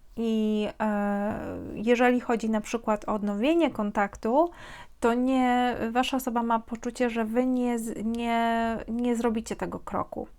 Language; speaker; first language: Polish; native; Polish